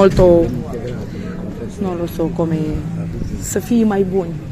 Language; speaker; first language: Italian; non-native, learner; Romanian